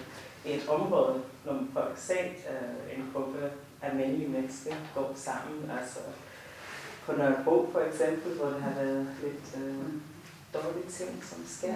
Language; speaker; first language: Danish; non-native, fluent; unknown